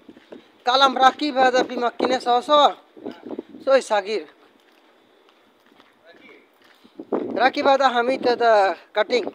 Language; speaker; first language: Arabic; non-native, learner; Bangla